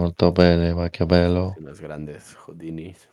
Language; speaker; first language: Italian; non-native, learner; Spanish